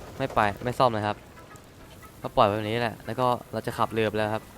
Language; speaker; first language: Thai; native; Thai